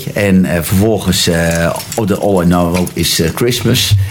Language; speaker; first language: Dutch; native; Dutch